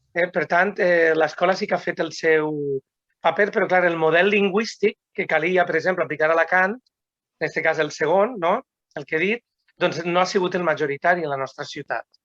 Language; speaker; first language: Catalan; non-native, local second language; Spanish